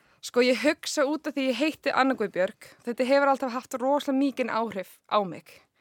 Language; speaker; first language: Icelandic; non-native, fluent; English